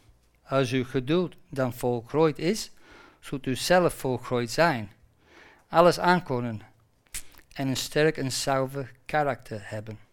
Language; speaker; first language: Dutch; non-native, fluent; English